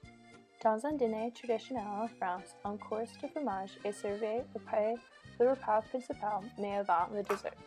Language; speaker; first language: French; non-native, learner; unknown